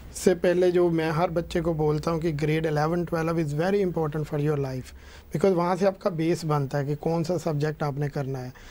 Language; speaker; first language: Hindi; non-native, local second language; Punjabi